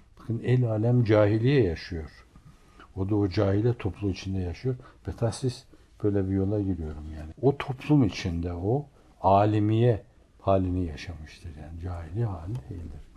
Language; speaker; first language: Turkish; native; Turkish